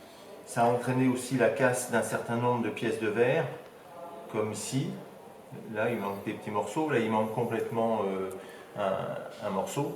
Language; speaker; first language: French; native; French